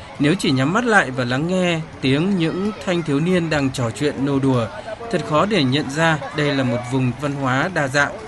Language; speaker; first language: Vietnamese; native; Vietnamese